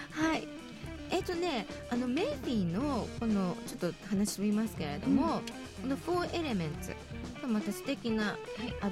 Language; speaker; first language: Japanese; native; Japanese